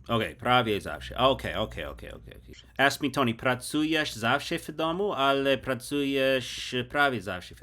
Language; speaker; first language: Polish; non-native, learner; English